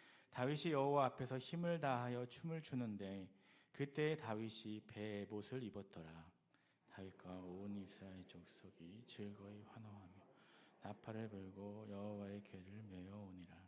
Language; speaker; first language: Korean; native; Korean